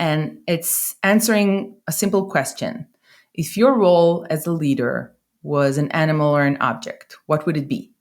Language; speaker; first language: English; non-native, fluent; Hebrew